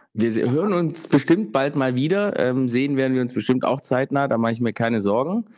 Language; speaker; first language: German; early bilingual, other home language; Italian